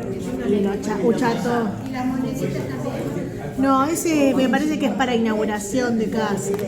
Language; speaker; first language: Spanish; native; Spanish